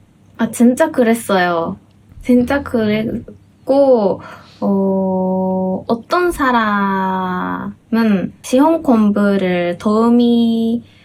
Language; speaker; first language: Korean; non-native, fluent; Japanese